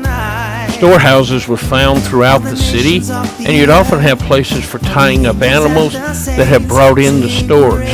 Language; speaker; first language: English; native; English